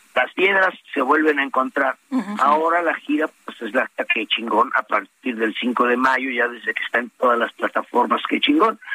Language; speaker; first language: Spanish; native; Spanish